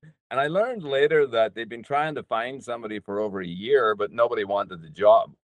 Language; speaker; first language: English; native; English